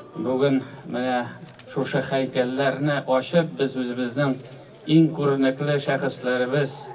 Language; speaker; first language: Tatar; native; Tatar